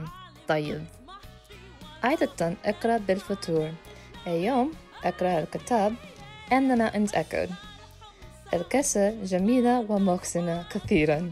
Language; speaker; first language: Arabic; non-native, learner; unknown